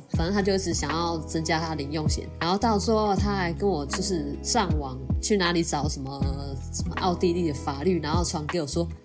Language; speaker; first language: Chinese; native; Chinese